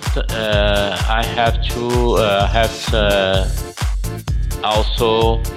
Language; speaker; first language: English; non-native, learner; Portuguese